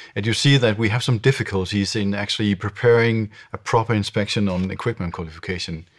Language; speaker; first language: English; non-native, fluent; Danish